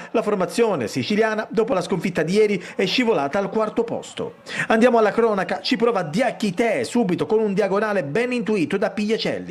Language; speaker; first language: Italian; native; Italian